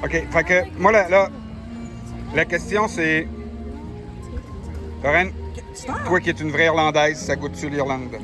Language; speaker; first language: French; native; French